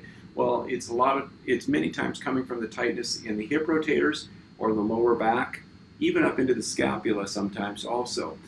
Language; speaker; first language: English; native; English